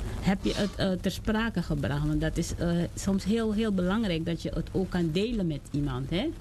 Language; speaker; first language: Dutch; native; Dutch